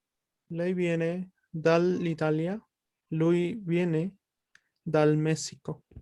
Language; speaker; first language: Italian; non-native, learner; Spanish